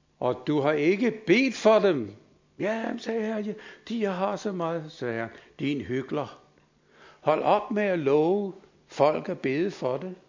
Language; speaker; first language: Danish; native; Danish